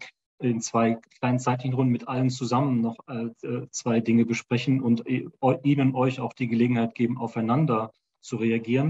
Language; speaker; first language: German; native; German